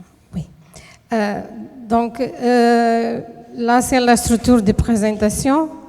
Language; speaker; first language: French; non-native, fluent; Portuguese